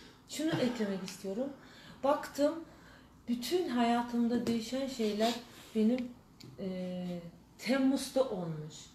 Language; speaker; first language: Turkish; early bilingual, heritage; Turkish